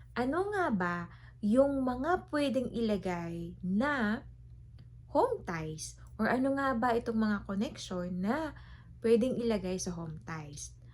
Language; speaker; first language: Filipino; native; Filipino